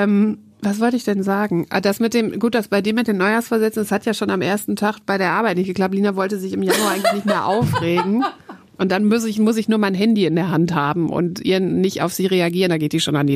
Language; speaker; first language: German; native; German